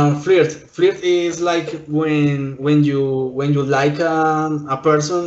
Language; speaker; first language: English; non-native, learner; Spanish